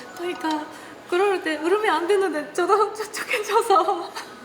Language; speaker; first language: Korean; non-native, learner; Japanese